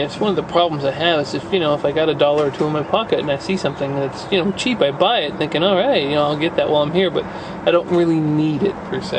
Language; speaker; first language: English; native; English